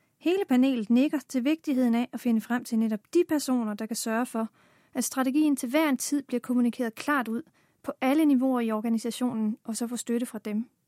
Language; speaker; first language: Danish; native; Danish